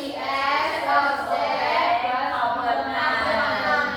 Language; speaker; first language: English; non-native, learner; Indonesian